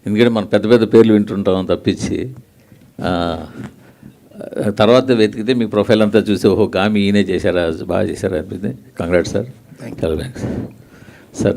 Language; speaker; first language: Telugu; native; Telugu